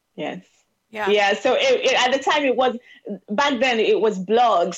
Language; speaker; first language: English; non-native, local second language; Igbo